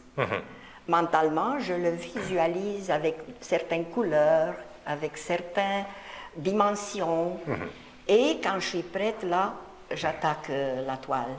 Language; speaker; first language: French; non-native, fluent; Romanian